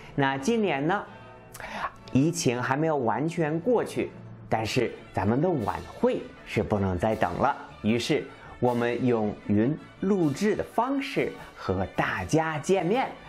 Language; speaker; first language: Chinese; non-native, fluent; English